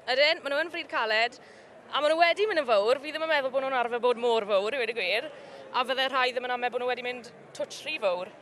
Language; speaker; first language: Welsh; native; Welsh